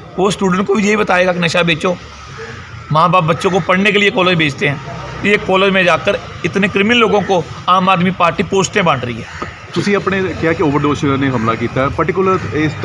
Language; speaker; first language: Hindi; non-native, local second language; Punjabi